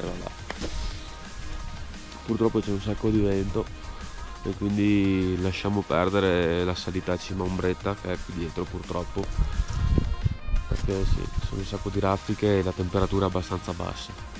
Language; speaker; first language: Italian; native; Italian